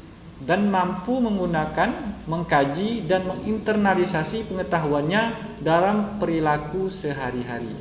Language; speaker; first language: Indonesian; native; Indonesian